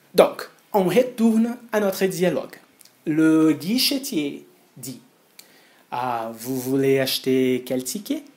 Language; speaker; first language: French; non-native, fluent; Portuguese